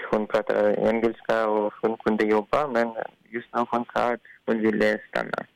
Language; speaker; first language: Swedish; non-native, learner; Ukrainian